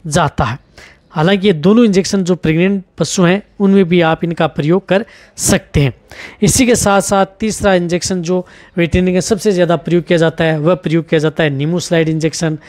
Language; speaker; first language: Hindi; native; Hindi